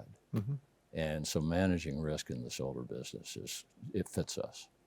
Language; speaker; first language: English; native; English